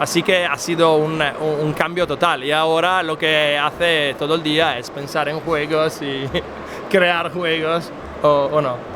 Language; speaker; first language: Spanish; non-native, fluent; Italian